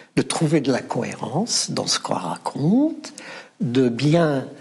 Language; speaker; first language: French; non-native, local second language; Arabic